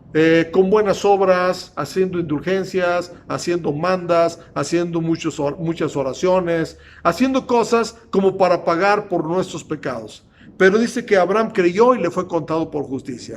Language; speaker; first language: Spanish; native; Spanish